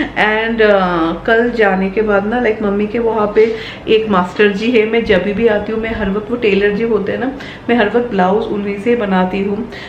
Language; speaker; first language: Hindi; non-native, local second language; Bangla